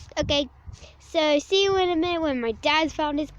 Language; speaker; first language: English; native; English